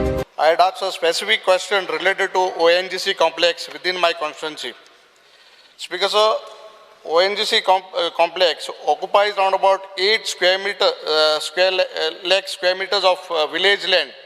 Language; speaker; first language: English; non-native, local second language; Konkani